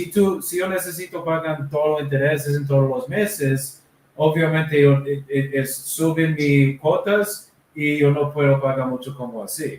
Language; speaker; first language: Spanish; non-native, learner; English